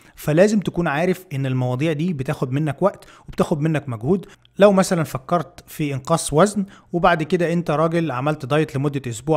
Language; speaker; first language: Arabic; native; Arabic